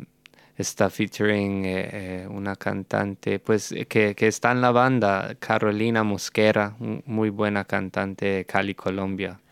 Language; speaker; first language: Spanish; non-native, fluent; English